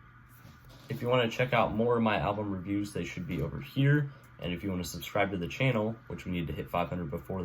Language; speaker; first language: English; native; English